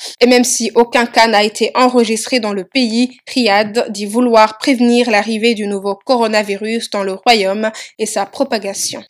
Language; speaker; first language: French; non-native, local second language; Wolof